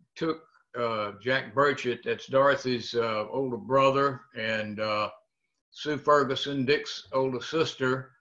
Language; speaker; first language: English; native; English